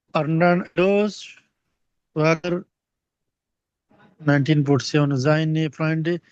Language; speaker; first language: German; non-native, learner; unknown